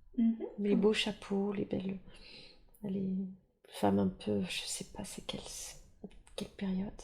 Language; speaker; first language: French; native; French